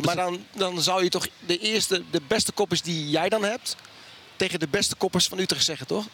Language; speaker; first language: Dutch; native; Dutch